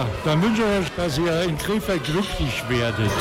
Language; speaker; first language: German; native; German